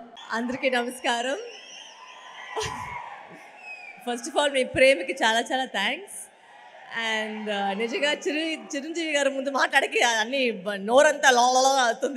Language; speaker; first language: Telugu; non-native, fluent; Tamil